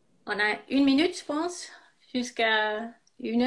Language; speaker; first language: French; non-native, fluent; English